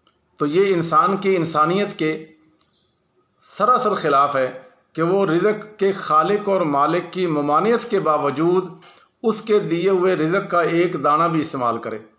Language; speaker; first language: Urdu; non-native, local second language; Punjabi